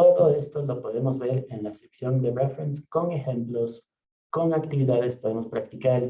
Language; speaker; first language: Spanish; non-native, fluent; English